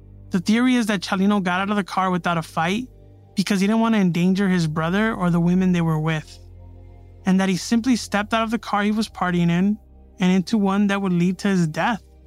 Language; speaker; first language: English; native; English